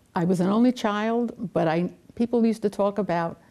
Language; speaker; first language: English; native; English